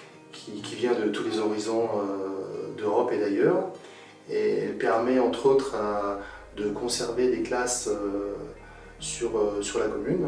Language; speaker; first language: French; native; French